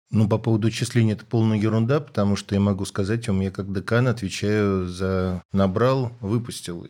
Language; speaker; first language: Russian; native; Russian